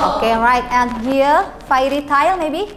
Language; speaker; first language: English; non-native, learner; Indonesian